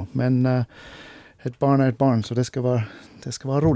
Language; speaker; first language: Swedish; non-native, fluent; English